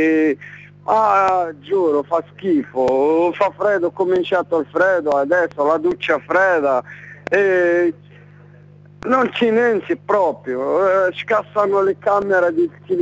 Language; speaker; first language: Italian; non-native, learner; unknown